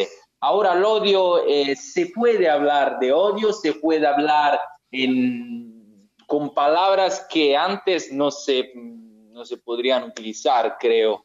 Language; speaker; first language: Spanish; non-native, learner; Italian